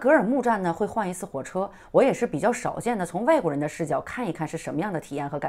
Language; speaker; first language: Chinese; native; Chinese